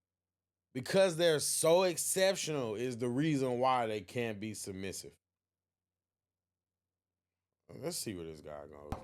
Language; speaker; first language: English; native; English